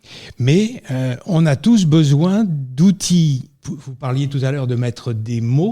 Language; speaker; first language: French; native; French